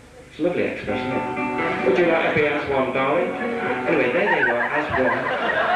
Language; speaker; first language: English; native; English